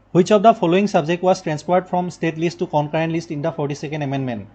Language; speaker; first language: English; non-native, local second language; Assamese